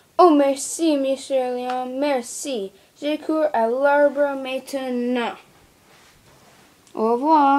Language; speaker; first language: French; non-native, learner; English